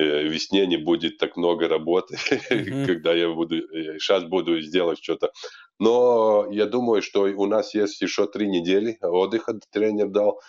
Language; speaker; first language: Russian; non-native, local second language; Latvian